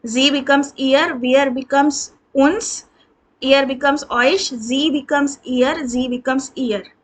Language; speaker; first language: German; non-native, learner; Hindi